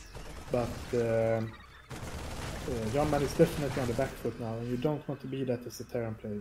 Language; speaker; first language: English; non-native, fluent; Swedish